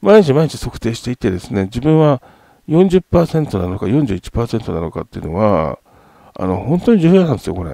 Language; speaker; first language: Japanese; native; Japanese